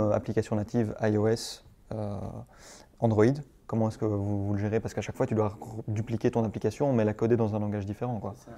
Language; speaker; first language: French; native; French